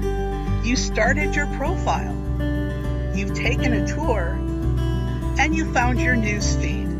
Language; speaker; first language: English; native; English